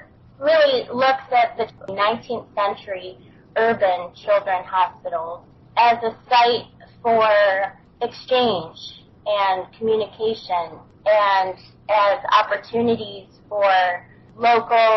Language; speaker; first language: English; native; English